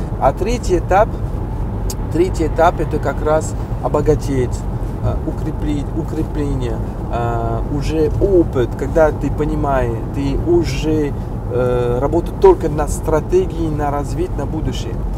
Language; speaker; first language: Russian; non-native, fluent; French